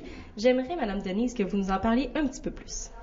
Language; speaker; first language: French; native; French